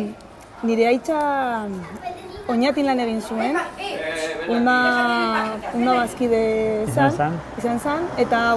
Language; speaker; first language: Basque; non-native, local second language; Spanish